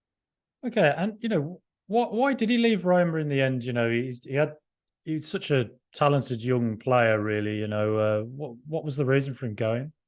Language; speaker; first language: English; native; English